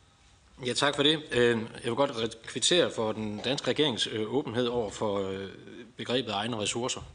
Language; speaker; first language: Danish; native; Danish